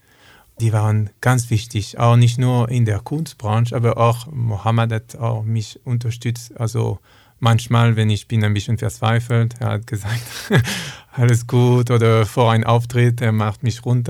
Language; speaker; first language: German; non-native, learner; French